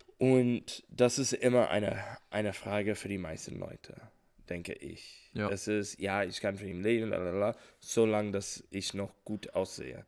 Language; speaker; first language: German; non-native, fluent; English